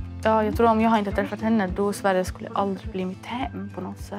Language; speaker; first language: Swedish; non-native, fluent; Arabic